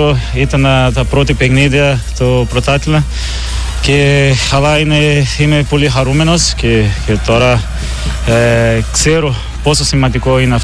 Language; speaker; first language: Greek; non-native, learner; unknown